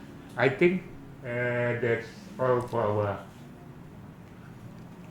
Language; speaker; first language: English; non-native, learner; Indonesian